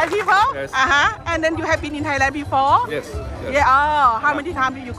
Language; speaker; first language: English; non-native, learner; Thai